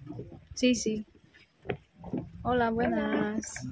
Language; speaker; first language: Spanish; non-native, learner; Filipino